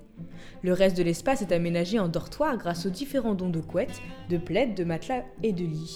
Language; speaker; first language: French; native; French